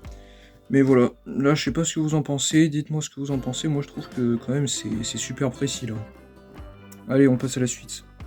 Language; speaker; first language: French; native; French